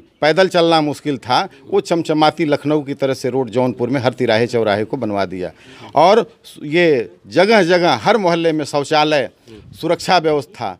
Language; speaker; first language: Hindi; native; Hindi